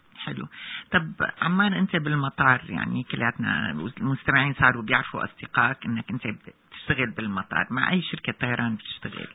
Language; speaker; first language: Arabic; native; Arabic